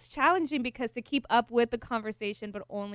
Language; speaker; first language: English; native; English